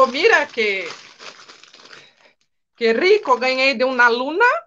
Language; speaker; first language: Spanish; non-native, fluent; Portuguese